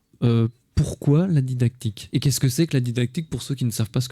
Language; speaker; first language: French; native; French